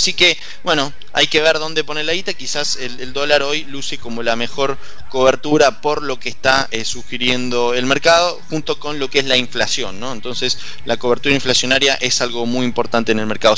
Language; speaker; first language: Spanish; native; Spanish